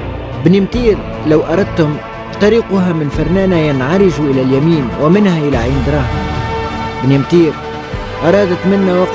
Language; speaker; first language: Arabic; native; Arabic